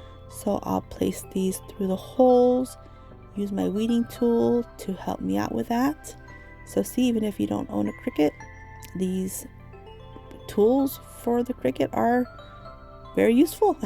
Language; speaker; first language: English; native; English